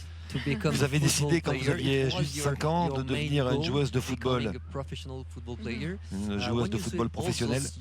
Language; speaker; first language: French; native; French